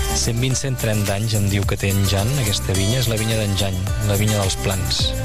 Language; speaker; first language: Catalan; native; Catalan